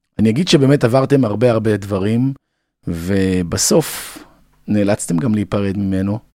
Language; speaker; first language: Hebrew; native; Hebrew